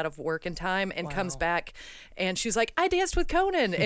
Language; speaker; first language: English; native; English